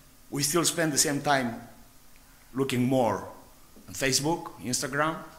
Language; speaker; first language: English; non-native, fluent; Romanian